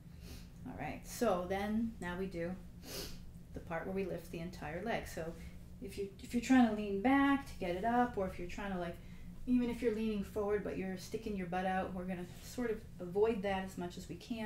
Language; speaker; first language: English; native; English